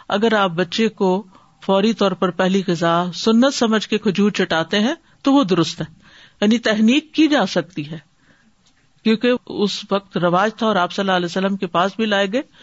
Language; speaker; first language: Urdu; native; Urdu